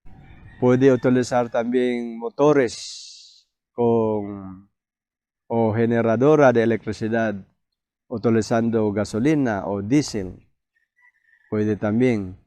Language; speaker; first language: Spanish; non-native, fluent; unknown